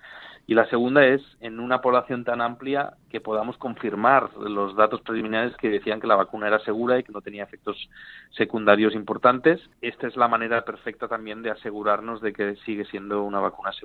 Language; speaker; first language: Spanish; native; Spanish